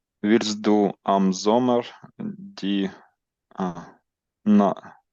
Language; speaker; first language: German; non-native, learner; Ukrainian